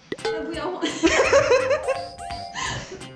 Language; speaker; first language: Chinese; non-native, learner; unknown